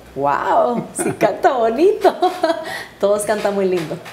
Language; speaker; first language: Spanish; native; Spanish